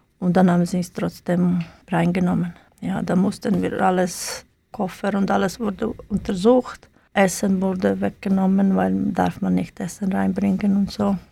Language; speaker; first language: German; non-native, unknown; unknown